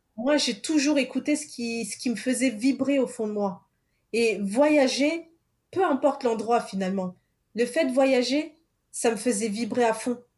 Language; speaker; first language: French; early bilingual, other home language; Portuguese